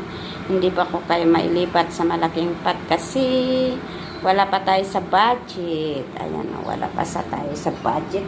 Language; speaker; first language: Filipino; native; Filipino